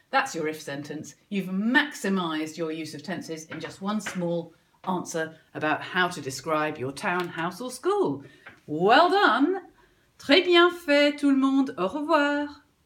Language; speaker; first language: English; native; English